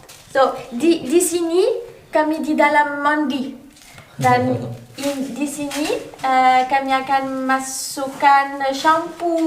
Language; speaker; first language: Indonesian; non-native, learner; French